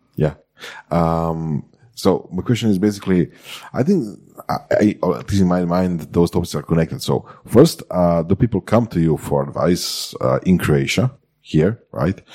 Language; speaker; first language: English; non-native, fluent; Croatian